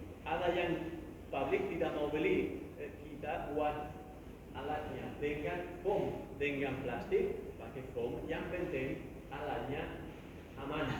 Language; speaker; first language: Indonesian; non-native, learner; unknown